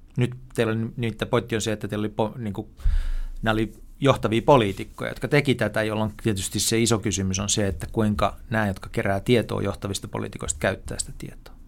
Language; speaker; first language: Finnish; native; Finnish